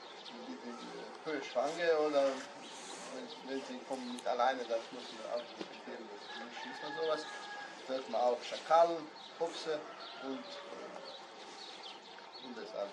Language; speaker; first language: German; non-native, learner; Croatian